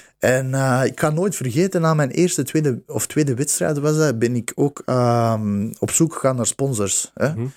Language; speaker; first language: Dutch; early bilingual, other home language; Bosnian